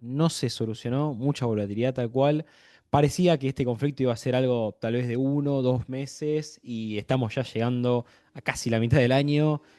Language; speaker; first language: Spanish; native; Spanish